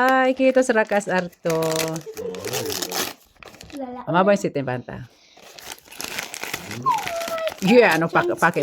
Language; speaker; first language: Finnish; non-native, learner; Filipino